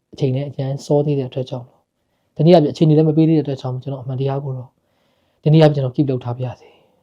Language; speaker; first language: Burmese; native; Burmese